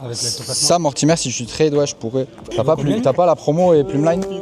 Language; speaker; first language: French; native; French